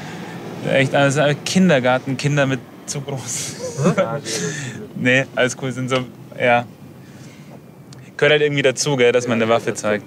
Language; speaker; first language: German; native; German